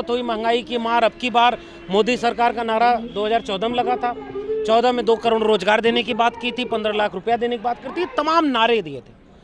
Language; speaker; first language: Hindi; native; Hindi